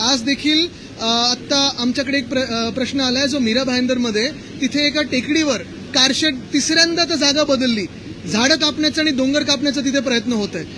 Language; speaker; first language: Marathi; native; Marathi